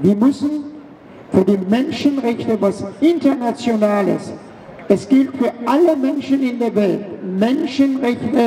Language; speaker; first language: German; non-native, fluent; Persian